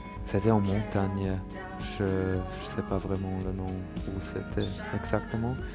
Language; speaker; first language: French; non-native, learner; German